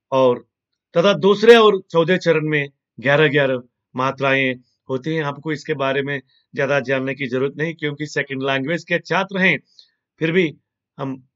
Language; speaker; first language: Hindi; non-native, local second language; Telugu